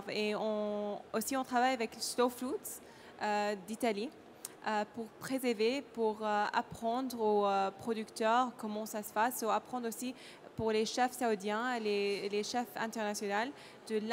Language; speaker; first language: French; non-native, learner; Arabic